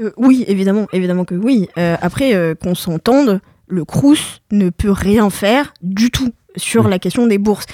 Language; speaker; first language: French; native; French